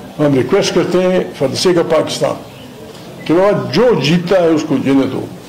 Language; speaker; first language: Urdu; non-native, local second language; Pashto